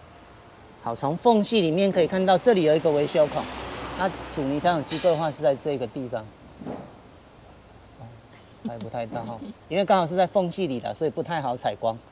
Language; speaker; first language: Chinese; native; Chinese